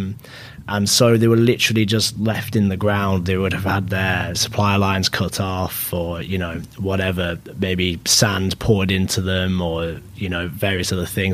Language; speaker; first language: English; native; English